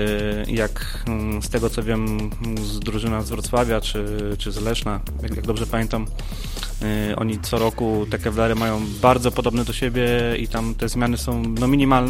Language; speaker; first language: Polish; native; Polish